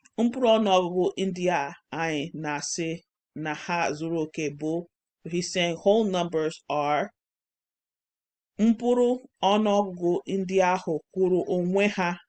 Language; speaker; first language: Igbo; non-native, learner; English